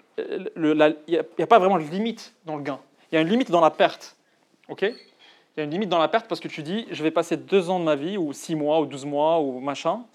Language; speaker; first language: French; non-native, local second language; Arabic